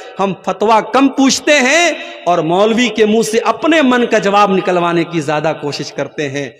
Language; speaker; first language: Urdu; native; Urdu